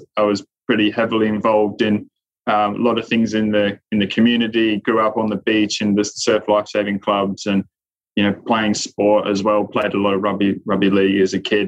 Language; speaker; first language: English; native; English